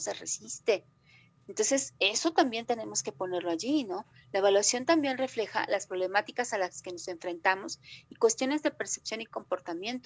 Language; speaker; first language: Spanish; native; Spanish